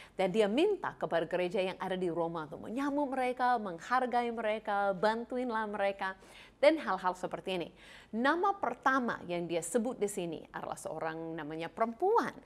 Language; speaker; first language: Indonesian; non-native, fluent; English